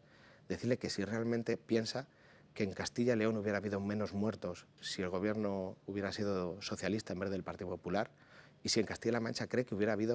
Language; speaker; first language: Spanish; native; Spanish